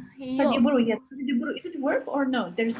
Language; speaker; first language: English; non-native, learner; Turkish